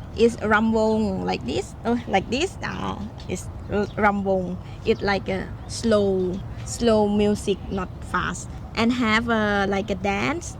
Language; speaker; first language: English; non-native, learner; Thai